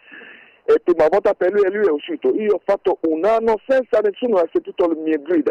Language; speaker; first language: Italian; non-native, fluent; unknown